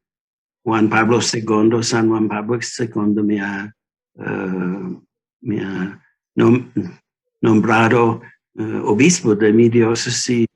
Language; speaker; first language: Spanish; non-native, learner; English